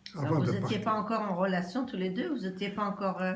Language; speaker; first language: French; native; French